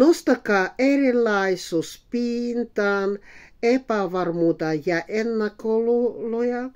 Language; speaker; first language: Finnish; non-native, fluent; Russian